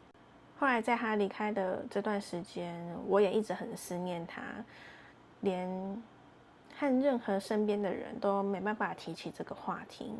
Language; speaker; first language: Chinese; native; Chinese